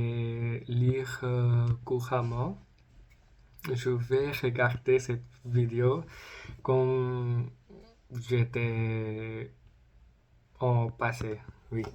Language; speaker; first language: French; non-native, learner; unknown